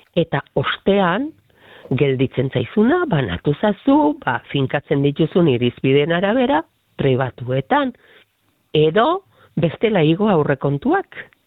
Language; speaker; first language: Basque; native; Basque